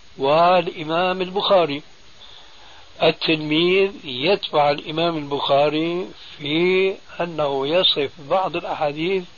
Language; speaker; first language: Arabic; early bilingual, other home language; Albanian